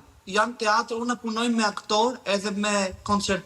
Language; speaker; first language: Albanian; early bilingual, heritage; Albanian